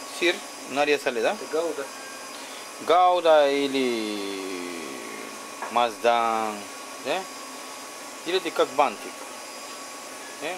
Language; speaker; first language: Russian; non-native, learner; Spanish